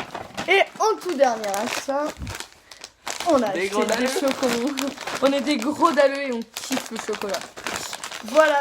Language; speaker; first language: French; native; French